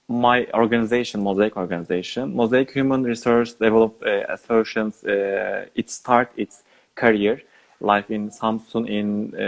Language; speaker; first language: English; non-native, learner; Turkish